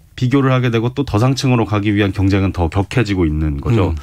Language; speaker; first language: Korean; native; Korean